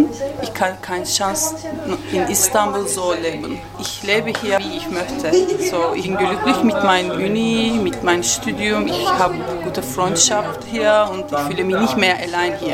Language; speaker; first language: German; non-native, learner; Turkish